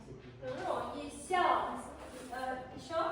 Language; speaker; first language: Russian; non-native, local second language; Kyrgyz